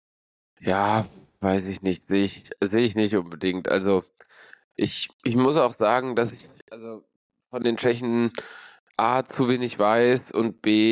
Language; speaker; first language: German; native; German